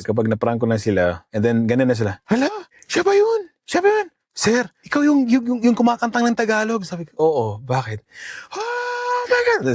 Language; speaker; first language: Filipino; early bilingual, heritage; Filipino